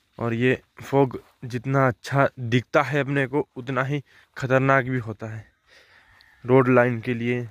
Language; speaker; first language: Hindi; native; Hindi